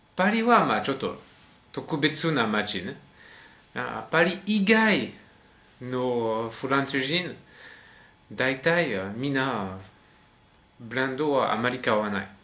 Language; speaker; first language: Japanese; non-native, fluent; French